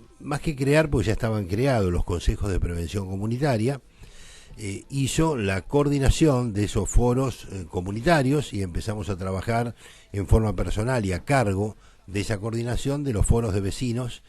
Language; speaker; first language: Spanish; native; Spanish